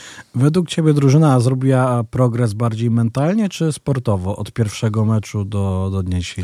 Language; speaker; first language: Polish; native; Polish